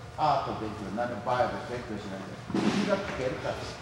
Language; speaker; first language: Japanese; native; Japanese